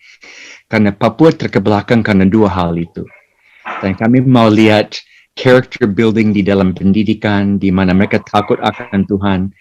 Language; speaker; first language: Indonesian; non-native, fluent; English